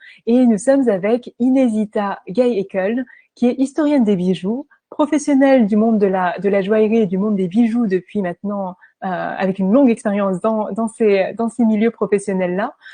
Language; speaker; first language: French; native; French